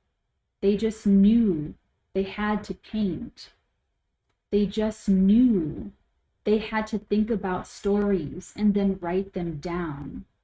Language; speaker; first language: English; native; English